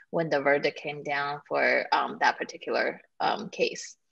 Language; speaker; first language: English; native; English